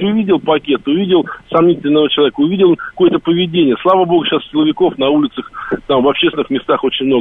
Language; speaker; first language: Russian; native; Russian